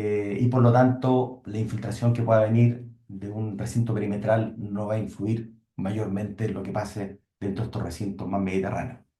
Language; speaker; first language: Spanish; native; Spanish